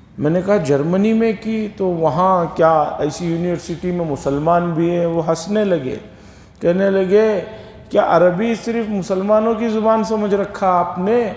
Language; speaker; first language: Urdu; native; Urdu